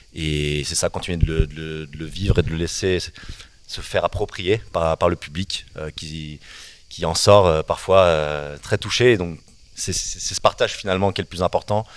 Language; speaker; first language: French; native; French